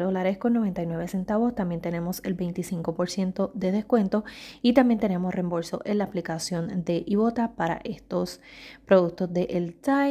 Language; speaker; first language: Spanish; native; Spanish